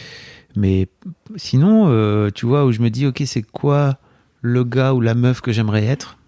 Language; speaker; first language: French; native; French